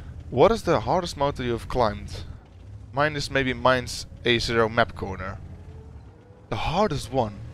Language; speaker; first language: English; non-native, fluent; Dutch